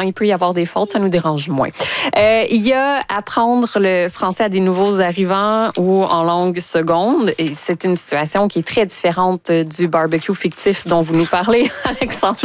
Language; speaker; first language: French; native; French